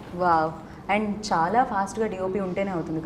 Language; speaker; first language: Telugu; native; Telugu